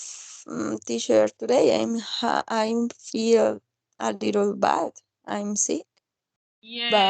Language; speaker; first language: English; non-native, learner; Spanish